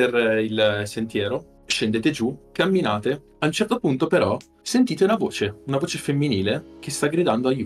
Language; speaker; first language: Italian; native; Italian